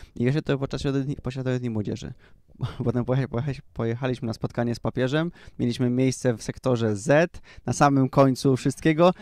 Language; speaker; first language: Polish; native; Polish